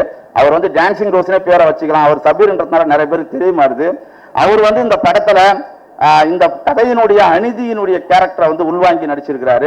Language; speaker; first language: Tamil; native; Tamil